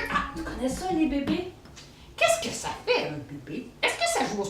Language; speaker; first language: French; native; French